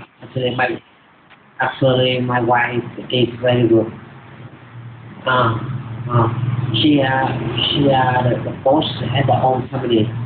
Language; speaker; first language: English; non-native, learner; Vietnamese